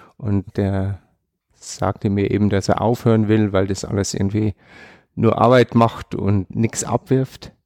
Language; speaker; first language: German; native; German